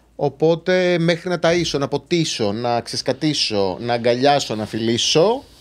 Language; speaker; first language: Greek; native; Greek